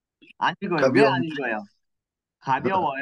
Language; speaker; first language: Korean; non-native, learner; Kyrgyz